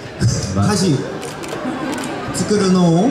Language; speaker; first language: Japanese; non-native, learner; Korean